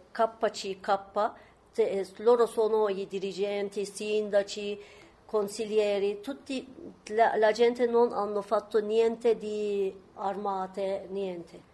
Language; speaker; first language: Italian; non-native, learner; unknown